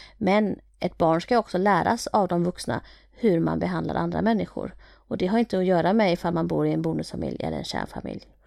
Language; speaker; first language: Swedish; early bilingual, other home language; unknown